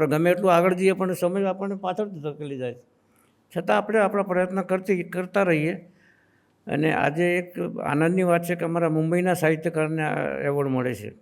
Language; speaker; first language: Gujarati; non-native, local second language; Kachhi